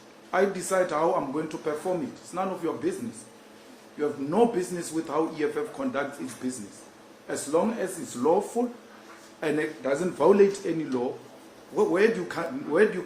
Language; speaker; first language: English; non-native, local second language; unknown